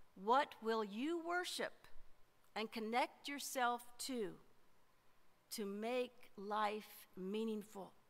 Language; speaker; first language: English; native; English